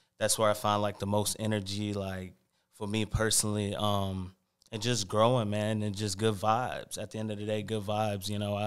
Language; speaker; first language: English; native; English